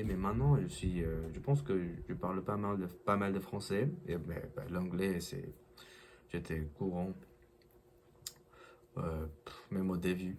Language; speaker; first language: French; non-native, learner; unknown